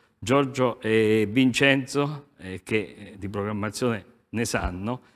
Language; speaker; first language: Italian; native; Italian